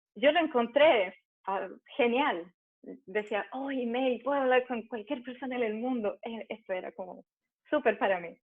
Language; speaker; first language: Spanish; early bilingual, heritage; Spanish